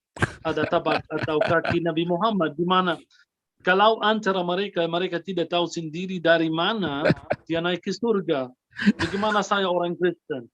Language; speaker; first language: Indonesian; non-native, fluent; Arabic